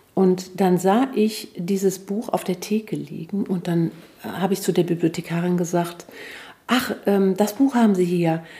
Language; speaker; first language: German; native; German